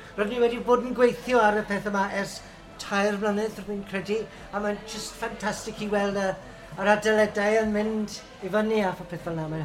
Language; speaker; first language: Welsh; non-native, fluent; English